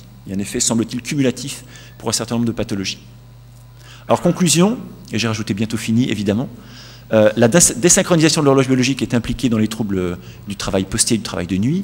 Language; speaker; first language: French; native; French